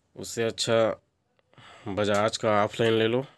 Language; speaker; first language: Hindi; native; Hindi